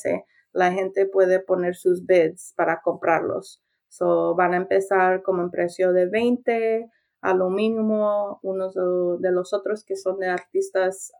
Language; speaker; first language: Spanish; early bilingual, heritage; Spanish